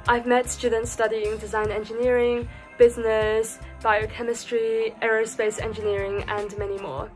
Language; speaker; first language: English; native; English